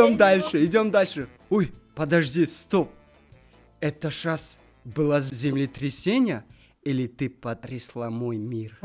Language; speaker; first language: Russian; non-native, local second language; Tajik